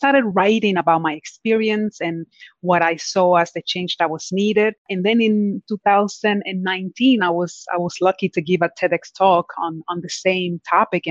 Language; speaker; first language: English; non-native, fluent; Spanish